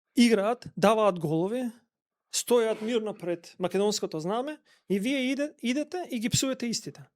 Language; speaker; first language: Macedonian; non-native, local second language; Albanian